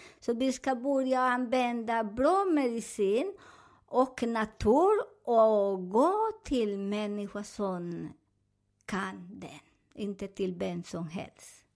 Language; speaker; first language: Swedish; non-native, fluent; Spanish